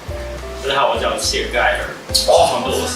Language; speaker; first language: Chinese; non-native, learner; Russian